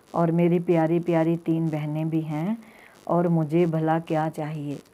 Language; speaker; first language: Hindi; non-native, local second language; Punjabi